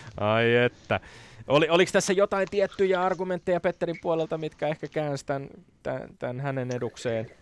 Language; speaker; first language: Finnish; native; Finnish